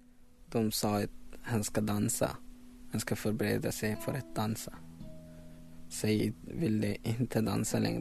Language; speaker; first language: Swedish; non-native, learner; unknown